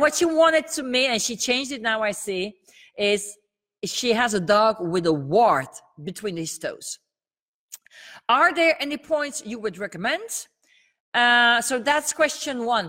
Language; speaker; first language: English; non-native, fluent; Dutch